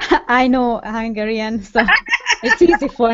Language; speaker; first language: English; non-native, learner; Hungarian